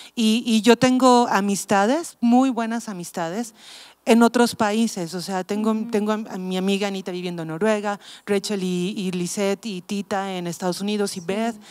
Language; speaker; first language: Spanish; native; Spanish